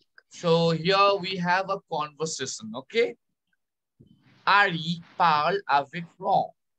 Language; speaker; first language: French; non-native, learner; Bangla